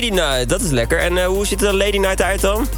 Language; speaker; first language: Dutch; native; Dutch